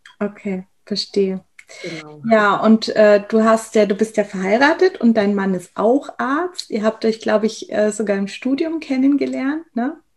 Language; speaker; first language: German; native; German